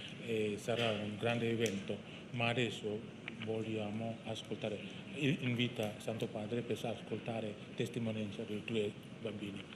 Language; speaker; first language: Italian; non-native, fluent; Indonesian